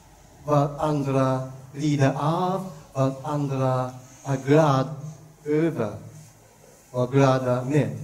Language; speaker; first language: Swedish; non-native, learner; Japanese